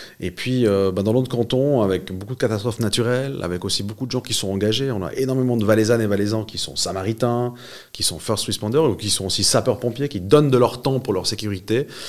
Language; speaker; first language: French; native; French